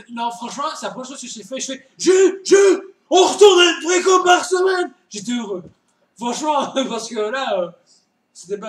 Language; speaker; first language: French; native; French